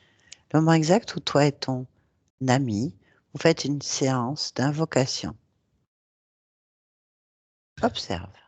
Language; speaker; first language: French; native; French